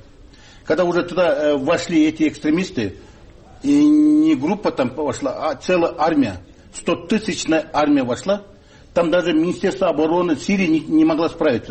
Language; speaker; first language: Russian; non-native, fluent; English